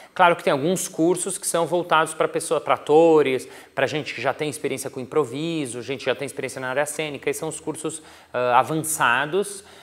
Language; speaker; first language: Portuguese; native; Portuguese